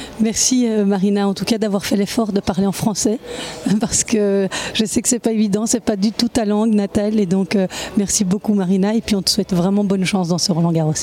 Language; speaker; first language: French; native; French